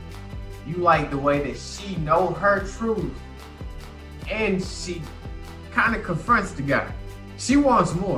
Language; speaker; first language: English; native; English